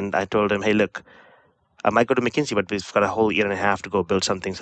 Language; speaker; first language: English; non-native, local second language; Hindi